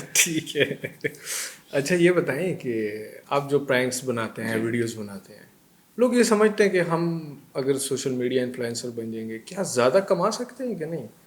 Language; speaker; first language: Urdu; non-native, local second language; Pashto